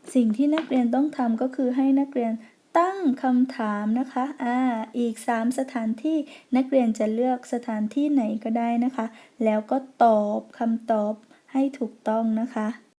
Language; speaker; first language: Thai; native; Thai